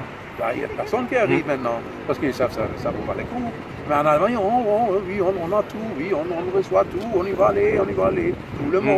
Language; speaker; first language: French; non-native, fluent; German